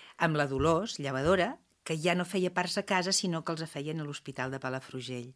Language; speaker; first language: Catalan; native; Catalan